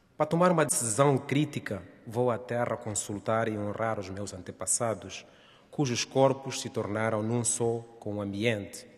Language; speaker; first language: Portuguese; non-native, local second language; Nyanja